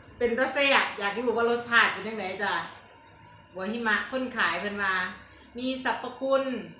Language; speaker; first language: Thai; native; Thai